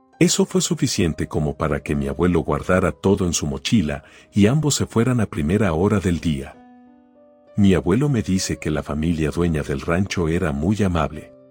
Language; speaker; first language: Spanish; native; Spanish